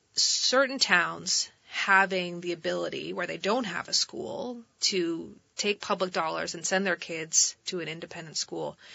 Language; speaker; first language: English; native; English